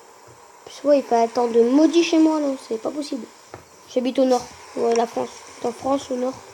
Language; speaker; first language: French; native; French